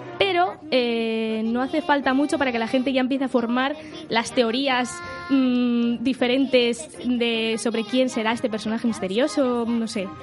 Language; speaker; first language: Spanish; native; Spanish